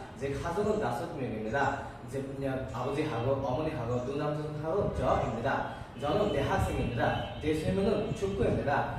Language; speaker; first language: Korean; non-native, learner; Bangla